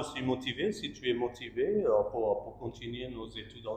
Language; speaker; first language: French; non-native, learner; Bangla